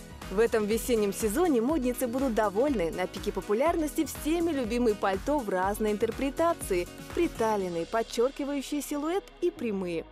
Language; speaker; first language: Russian; native; Russian